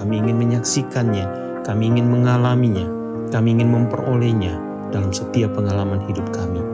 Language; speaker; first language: Indonesian; native; Indonesian